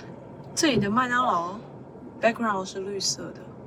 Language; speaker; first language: Chinese; native; Chinese